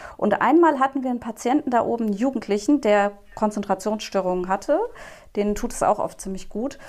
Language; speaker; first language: German; native; German